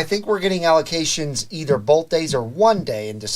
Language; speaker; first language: English; native; English